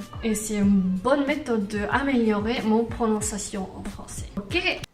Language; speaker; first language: French; non-native, learner; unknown